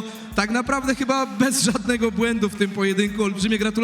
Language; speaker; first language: Polish; native; Polish